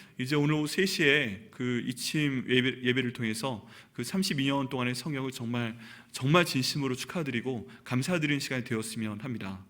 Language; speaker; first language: Korean; native; Korean